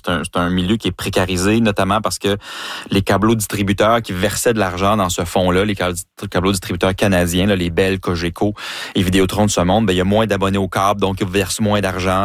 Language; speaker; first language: French; native; French